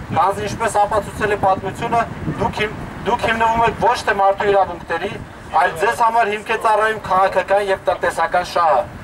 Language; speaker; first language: Armenian; non-native, local second language; Kurdish